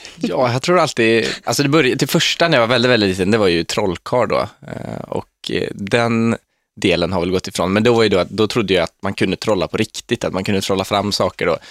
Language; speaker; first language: Swedish; native; Swedish